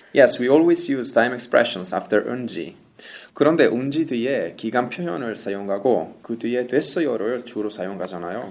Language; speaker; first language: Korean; non-native, fluent; Italian